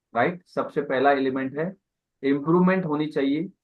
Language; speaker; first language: Hindi; non-native, local second language; Marathi